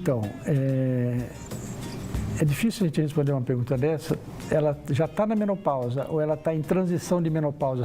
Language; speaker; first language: Portuguese; native; Portuguese